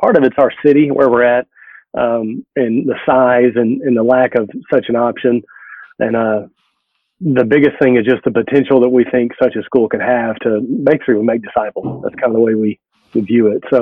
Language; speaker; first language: English; native; English